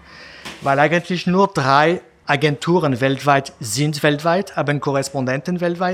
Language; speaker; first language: German; non-native, fluent; French